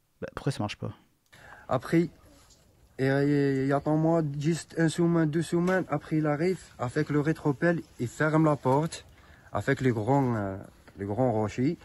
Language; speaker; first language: French; non-native, learner; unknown